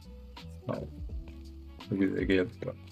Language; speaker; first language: Danish; native; Danish